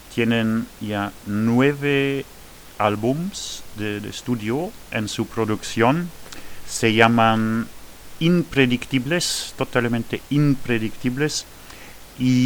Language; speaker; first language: Spanish; non-native, fluent; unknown